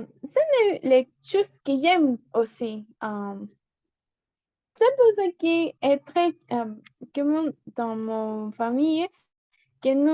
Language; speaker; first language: French; non-native, learner; Spanish